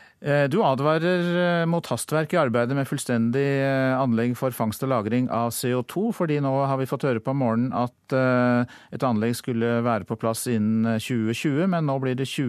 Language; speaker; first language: Norwegian; native; Norwegian